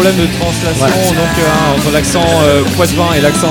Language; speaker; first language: French; native; French